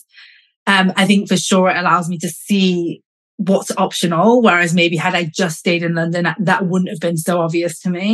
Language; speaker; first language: English; native; English